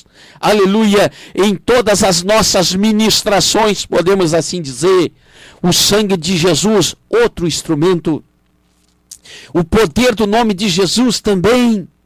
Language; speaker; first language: Portuguese; native; Portuguese